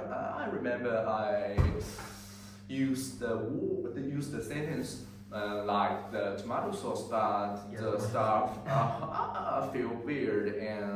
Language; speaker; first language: English; non-native, learner; Chinese